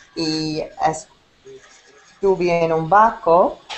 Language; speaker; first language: Spanish; non-native, learner; English